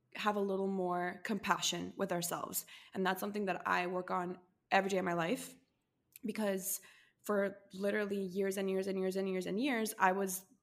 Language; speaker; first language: English; non-native, fluent; Spanish